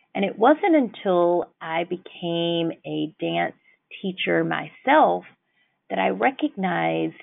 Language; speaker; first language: English; native; English